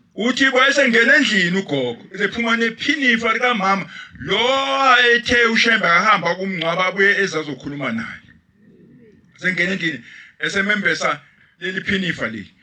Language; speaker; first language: Zulu; native; Zulu